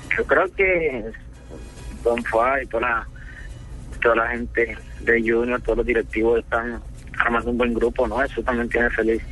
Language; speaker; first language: Spanish; native; Spanish